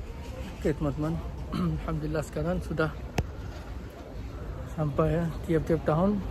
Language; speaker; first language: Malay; early bilingual, heritage; Malay